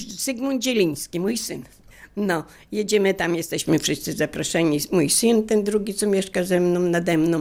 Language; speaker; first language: Polish; native; Polish